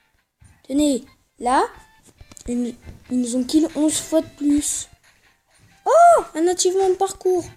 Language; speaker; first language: French; native; French